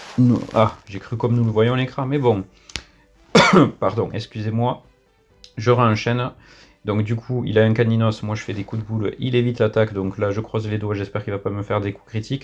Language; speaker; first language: French; native; French